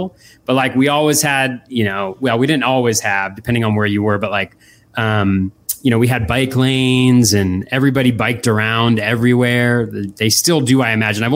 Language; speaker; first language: English; native; English